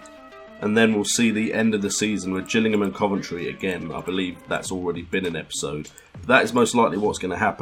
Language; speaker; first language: English; native; English